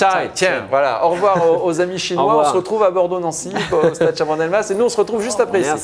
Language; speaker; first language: French; native; French